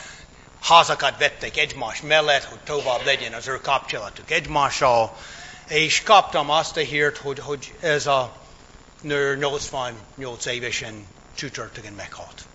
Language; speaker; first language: Hungarian; non-native, fluent; English